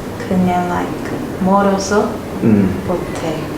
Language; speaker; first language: Korean; non-native, learner; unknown